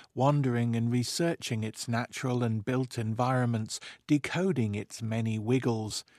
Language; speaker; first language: English; native; English